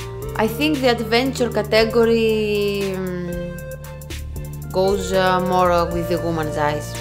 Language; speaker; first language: English; non-native, fluent; Greek